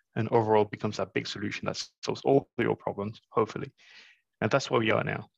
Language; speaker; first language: English; non-native, fluent; Morisyen